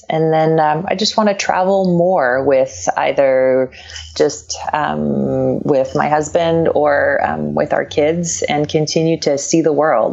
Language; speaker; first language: English; non-native, fluent; French